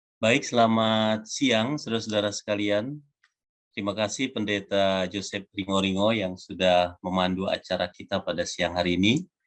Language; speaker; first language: Indonesian; native; Indonesian